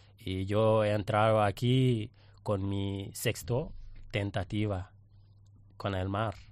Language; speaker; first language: Spanish; non-native, fluent; Wolof